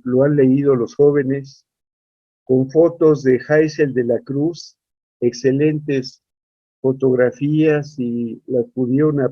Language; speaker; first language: Spanish; native; Spanish